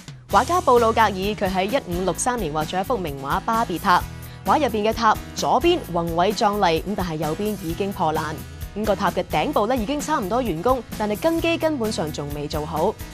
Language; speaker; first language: Cantonese; native; Cantonese